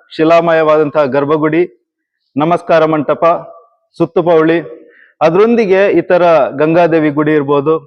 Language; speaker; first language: Kannada; native; Kannada